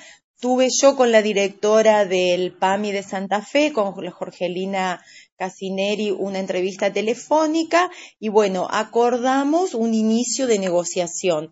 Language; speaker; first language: Spanish; native; Spanish